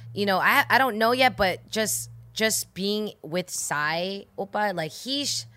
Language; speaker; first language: English; native; English